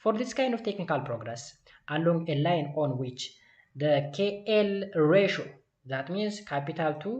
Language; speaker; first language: English; non-native, local second language; Amharic